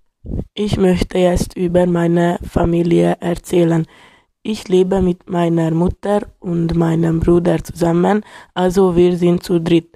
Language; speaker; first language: German; non-native, learner; Hungarian